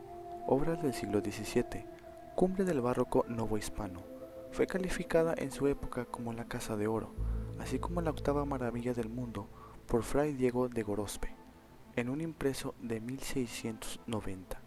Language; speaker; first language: Spanish; native; Spanish